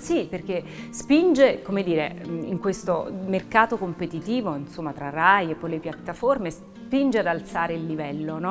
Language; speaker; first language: Italian; native; Italian